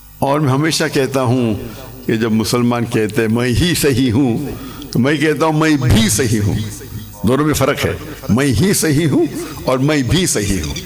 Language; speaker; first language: Urdu; non-native, local second language; English